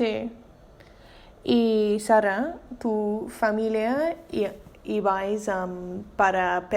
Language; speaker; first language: Spanish; non-native, learner; English